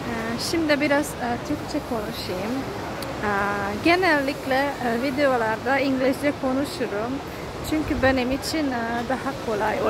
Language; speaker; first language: Turkish; non-native, fluent; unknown